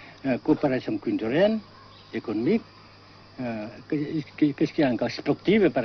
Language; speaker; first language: French; non-native, local second language; Vietnamese